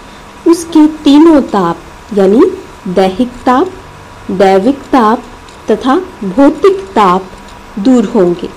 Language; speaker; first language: Hindi; native; Hindi